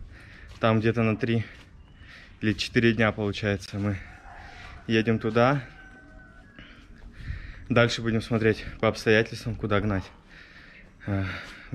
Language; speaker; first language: Russian; native; Russian